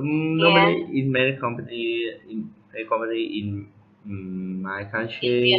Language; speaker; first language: English; non-native, learner; Vietnamese